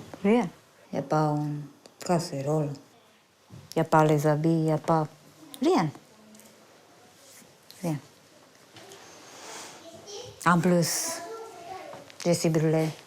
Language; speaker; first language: French; non-native, learner; Romanian